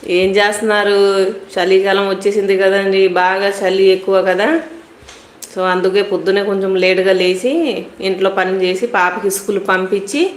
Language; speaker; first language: Telugu; non-native, local second language; Hindi